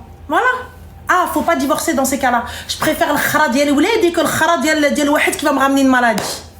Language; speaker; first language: French; native; French